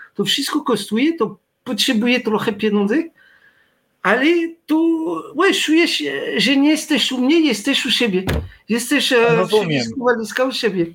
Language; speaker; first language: Polish; non-native, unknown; French